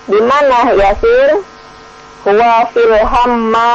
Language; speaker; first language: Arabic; non-native, learner; Indonesian